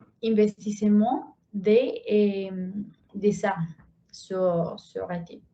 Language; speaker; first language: French; non-native, learner; Spanish